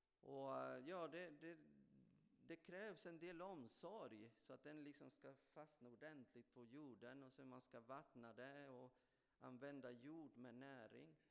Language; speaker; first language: Swedish; non-native, fluent; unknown